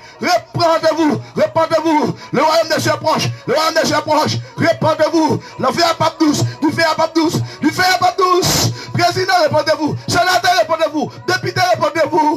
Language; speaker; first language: French; non-native, local second language; Haitian Creole